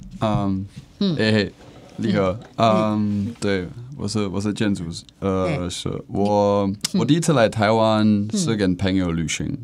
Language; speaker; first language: Chinese; non-native, learner; Czech